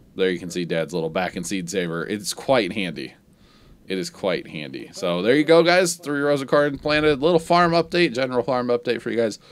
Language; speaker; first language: English; native; English